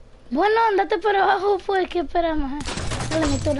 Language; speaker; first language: Spanish; early bilingual, heritage; Spanish